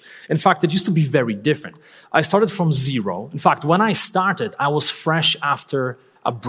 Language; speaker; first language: English; non-native, fluent; Polish